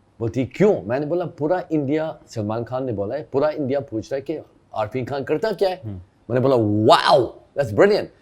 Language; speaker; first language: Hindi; early bilingual, heritage; Hindi